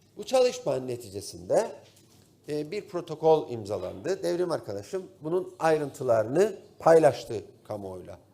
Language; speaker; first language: Turkish; native; Turkish